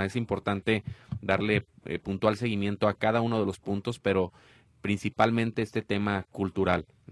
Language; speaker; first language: Spanish; native; Spanish